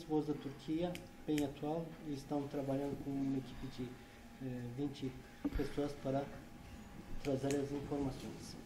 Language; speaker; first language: Portuguese; non-native, fluent; Turkish